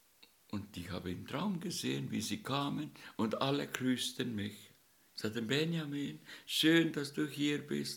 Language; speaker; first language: German; non-native, learner; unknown